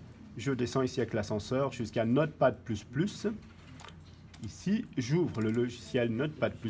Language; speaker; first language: French; native; French